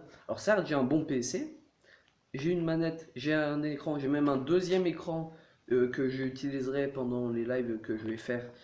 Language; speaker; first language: French; native; French